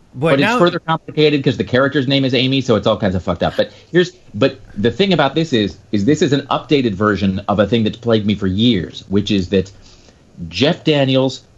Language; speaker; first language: English; native; English